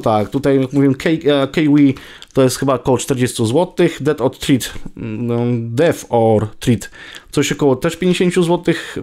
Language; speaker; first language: Polish; native; Polish